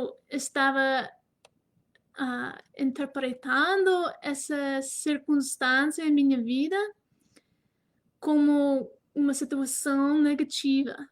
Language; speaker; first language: Portuguese; non-native, fluent; English